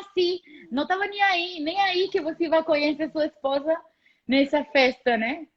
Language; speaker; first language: Portuguese; non-native, fluent; Spanish